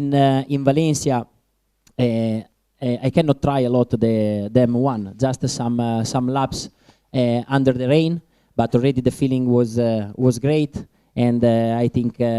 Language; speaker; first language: English; non-native, learner; Italian